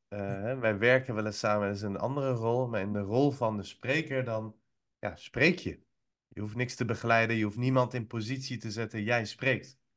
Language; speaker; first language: Dutch; early bilingual, other home language; Persian